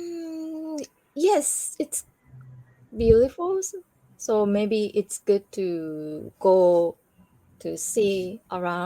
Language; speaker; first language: English; non-native, learner; Japanese